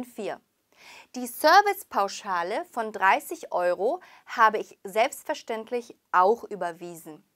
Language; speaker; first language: German; non-native, fluent; Korean